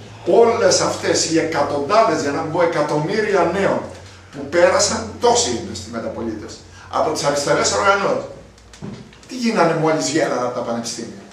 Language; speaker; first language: Greek; native; Greek